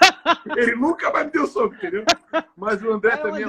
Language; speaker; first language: Portuguese; native; Portuguese